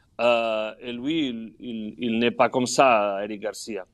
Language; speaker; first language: French; non-native, fluent; Catalan